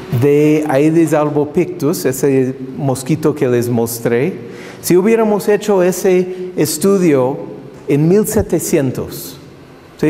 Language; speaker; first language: Spanish; non-native, fluent; English